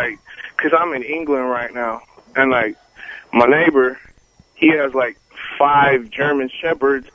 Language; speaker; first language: English; native; English